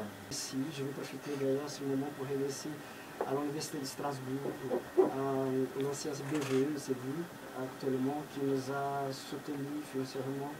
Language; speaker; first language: French; non-native, fluent; Portuguese